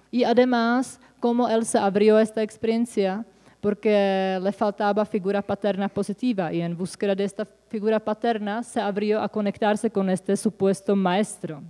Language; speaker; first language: Spanish; non-native, fluent; Czech